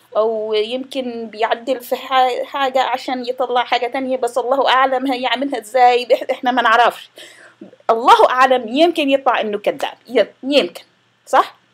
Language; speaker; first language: Arabic; non-native, fluent; English